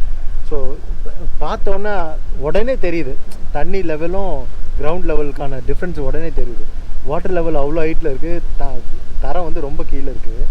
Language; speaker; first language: Tamil; native; Tamil